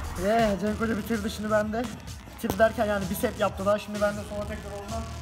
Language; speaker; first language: Turkish; native; Turkish